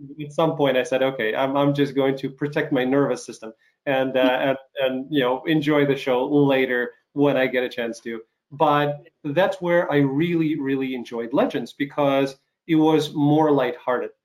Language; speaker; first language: English; non-native, fluent; Ukrainian